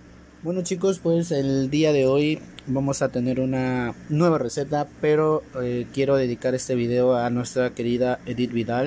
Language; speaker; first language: Spanish; native; Spanish